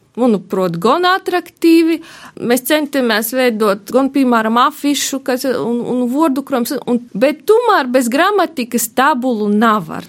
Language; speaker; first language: Latvian; native; Latvian